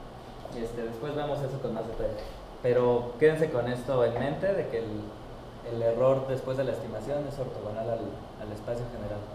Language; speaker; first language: Spanish; native; Spanish